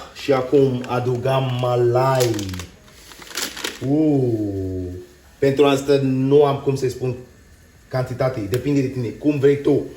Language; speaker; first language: Romanian; non-native, learner; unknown